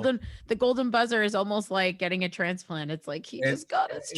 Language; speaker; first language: English; native; English